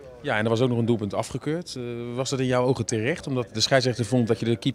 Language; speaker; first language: Dutch; native; Dutch